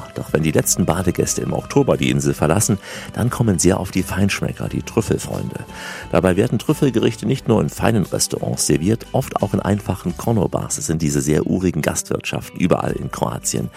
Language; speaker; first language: German; native; German